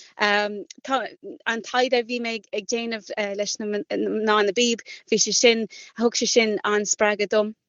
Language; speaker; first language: Irish; non-native, local second language; English